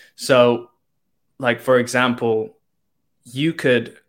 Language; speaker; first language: English; non-native, local second language; Cantonese